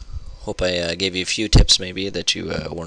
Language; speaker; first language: English; native; English